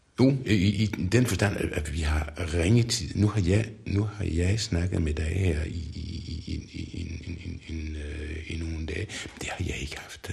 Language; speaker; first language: Danish; native; Danish